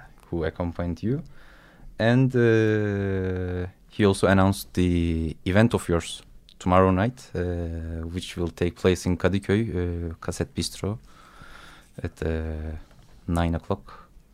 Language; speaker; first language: English; non-native, fluent; Turkish